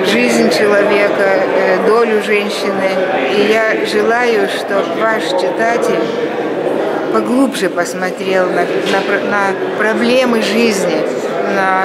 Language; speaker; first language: Russian; non-native, local second language; Lithuanian